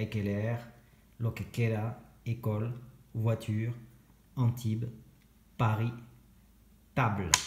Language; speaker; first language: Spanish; non-native, fluent; French